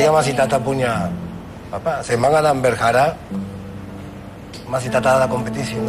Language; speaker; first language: Indonesian; non-native, fluent; Spanish